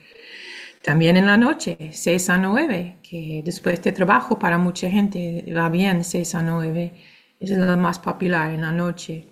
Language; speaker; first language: Spanish; non-native, fluent; English